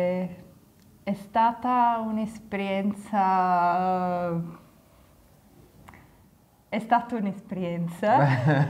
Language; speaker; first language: Italian; non-native, fluent; English